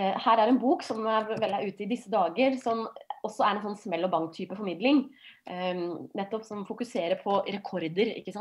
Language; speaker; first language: Norwegian; native; Norwegian